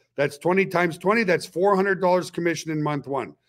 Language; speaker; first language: English; native; English